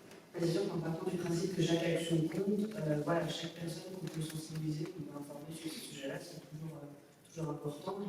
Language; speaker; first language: French; native; French